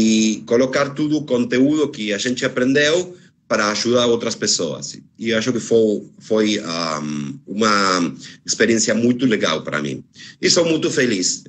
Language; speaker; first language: Portuguese; non-native, fluent; Spanish